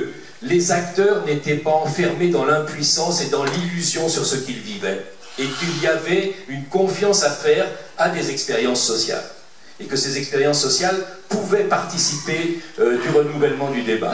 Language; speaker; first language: French; native; French